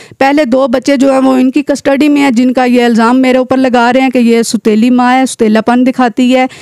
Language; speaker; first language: Urdu; non-native, local second language; Pahari-Potwari